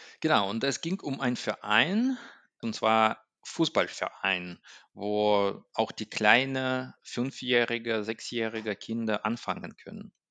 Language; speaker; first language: German; non-native, fluent; Russian